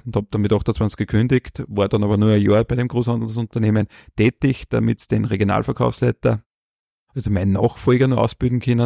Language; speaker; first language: German; native; German